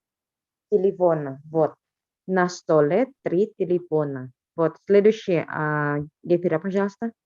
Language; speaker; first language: Russian; non-native, fluent; Indonesian